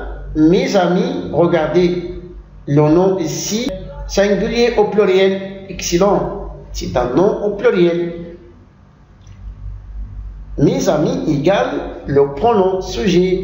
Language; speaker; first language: French; non-native, fluent; Arabic